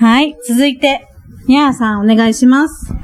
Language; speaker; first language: Japanese; native; Japanese